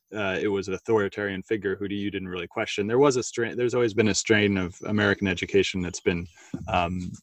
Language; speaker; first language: English; native; English